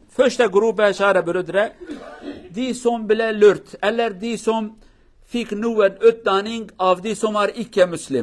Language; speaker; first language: Norwegian; non-native, learner; Kurdish